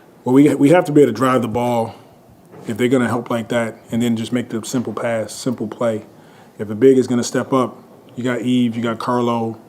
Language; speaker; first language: English; native; English